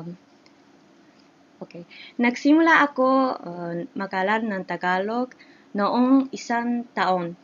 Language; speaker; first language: Japanese; native; Japanese